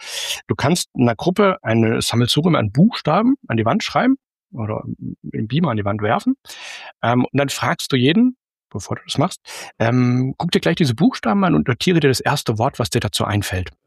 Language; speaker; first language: German; native; German